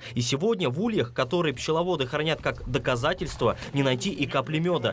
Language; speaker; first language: Russian; native; Russian